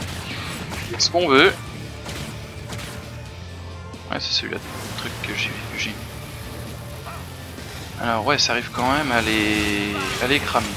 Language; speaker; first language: French; native; French